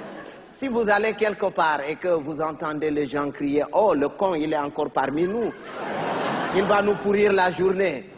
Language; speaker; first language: French; non-native, local second language; Fula